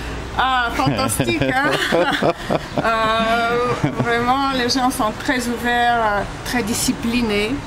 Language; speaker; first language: French; non-native, fluent; Bulgarian